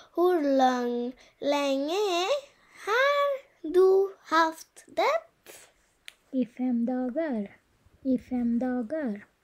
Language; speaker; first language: Swedish; non-native, learner; Bangla